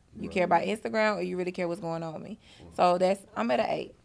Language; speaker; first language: English; native; English